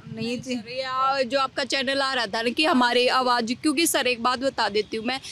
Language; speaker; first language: Hindi; native; Hindi